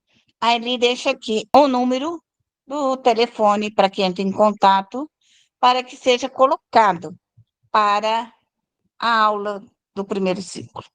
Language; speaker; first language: Portuguese; native; Portuguese